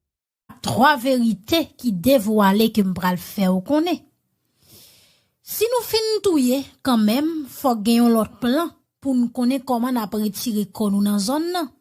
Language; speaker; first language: Haitian Creole; native; Haitian Creole